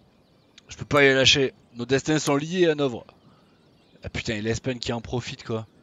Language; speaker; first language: French; native; French